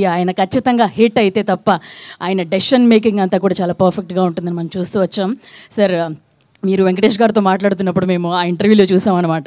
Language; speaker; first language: Telugu; native; Telugu